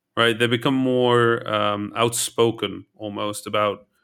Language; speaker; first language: English; early bilingual, heritage; Dutch